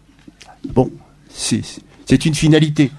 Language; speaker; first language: French; native; French